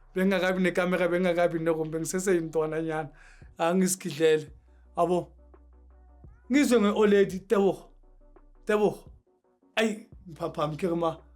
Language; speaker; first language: Zulu; native; Zulu